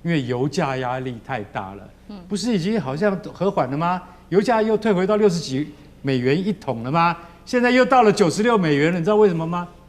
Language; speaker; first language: Chinese; native; Chinese